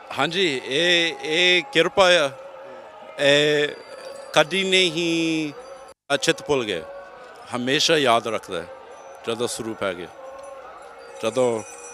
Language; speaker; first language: Punjabi; non-native, learner; English